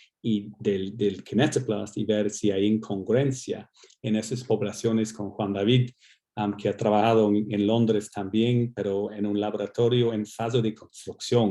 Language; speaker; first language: Spanish; non-native, fluent; English